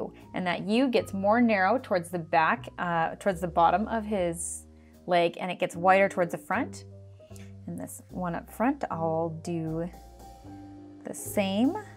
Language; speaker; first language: English; native; English